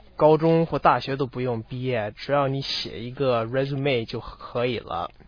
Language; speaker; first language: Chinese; non-native, fluent; English